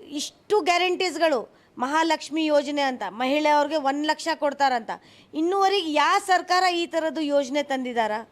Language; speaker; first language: Kannada; non-native, local second language; Hindi